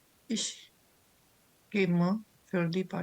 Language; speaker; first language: German; non-native, learner; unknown